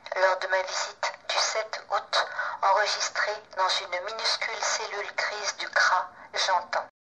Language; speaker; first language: French; native; French